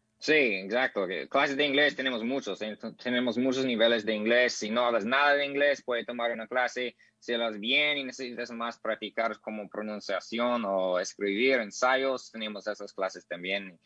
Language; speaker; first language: Spanish; non-native, learner; English